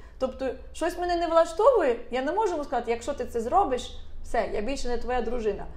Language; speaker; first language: Ukrainian; non-native, local second language; Russian